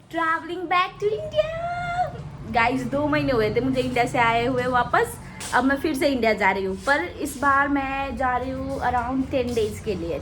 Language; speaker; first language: Hindi; native; Hindi